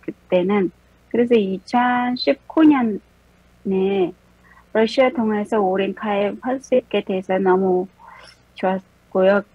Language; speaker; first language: Korean; non-native, fluent; Mongolian